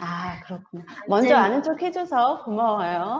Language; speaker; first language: Korean; native; Korean